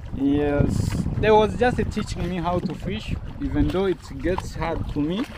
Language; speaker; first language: English; non-native, fluent; Rundi